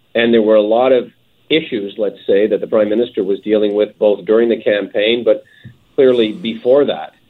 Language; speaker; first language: English; native; English